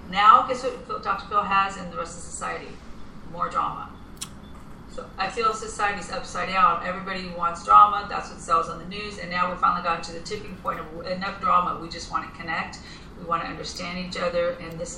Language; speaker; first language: English; non-native, fluent; Spanish